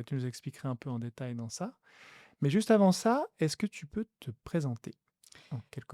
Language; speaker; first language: French; native; French